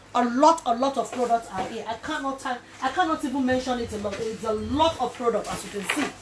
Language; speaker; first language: English; non-native, local second language; Yoruba